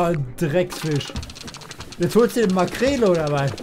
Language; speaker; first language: German; native; German